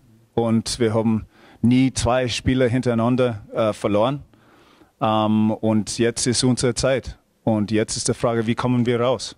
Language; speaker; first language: German; non-native, fluent; English